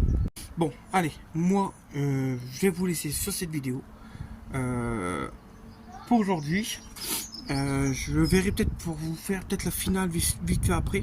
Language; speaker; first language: French; native; French